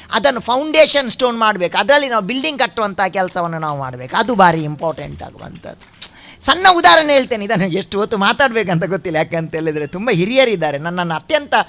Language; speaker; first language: Kannada; non-native, local second language; Tulu